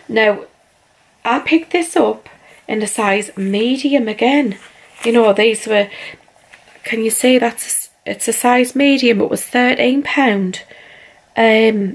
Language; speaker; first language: English; native; English